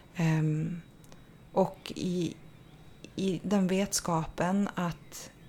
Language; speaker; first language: Swedish; native; Swedish